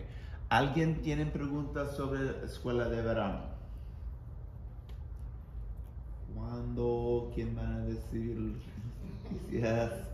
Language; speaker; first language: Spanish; non-native, learner; English